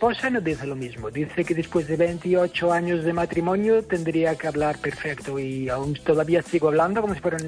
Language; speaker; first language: Spanish; non-native, fluent; English